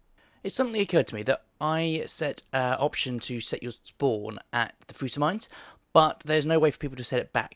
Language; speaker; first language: English; native; English